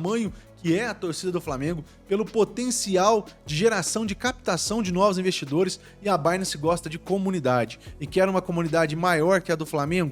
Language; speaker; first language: Portuguese; native; Portuguese